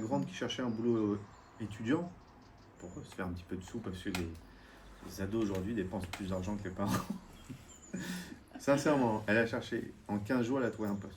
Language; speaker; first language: French; native; French